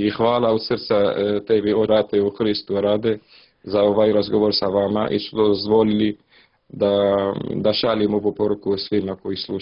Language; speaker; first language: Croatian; non-native, learner; Arabic